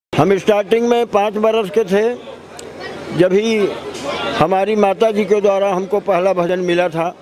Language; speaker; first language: Hindi; native; Hindi